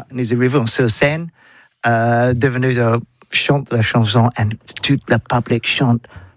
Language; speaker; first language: French; non-native, learner; English